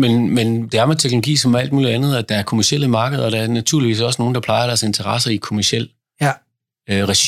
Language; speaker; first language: Danish; native; Danish